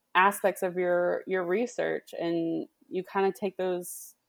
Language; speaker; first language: English; native; English